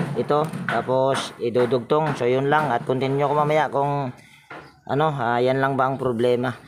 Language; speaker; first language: Filipino; non-native, local second language; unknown